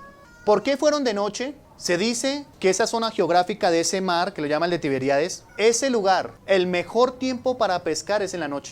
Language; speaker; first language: Spanish; native; Spanish